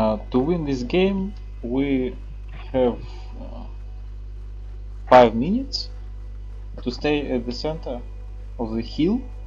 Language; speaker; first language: English; non-native, learner; Russian